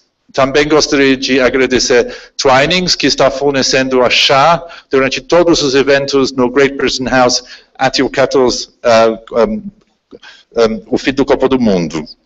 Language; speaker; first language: Portuguese; non-native, fluent; English